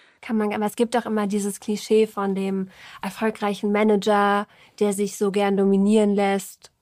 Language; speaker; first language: German; native; German